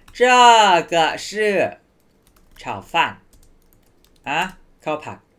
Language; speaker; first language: Chinese; non-native, fluent; Thai